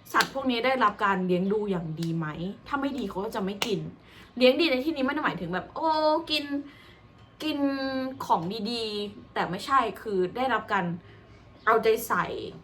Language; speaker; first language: Thai; native; Thai